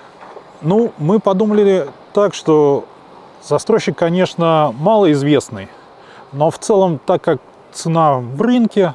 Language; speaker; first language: Russian; native; Russian